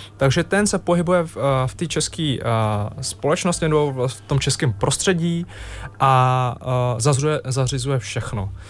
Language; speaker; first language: Czech; early bilingual, other home language; Vietnamese